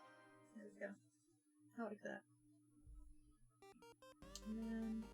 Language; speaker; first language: English; native; English